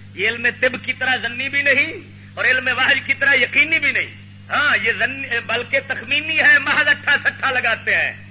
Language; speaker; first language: Urdu; non-native, local second language; Punjabi